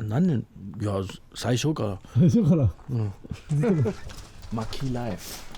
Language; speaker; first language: Japanese; non-native, learner; German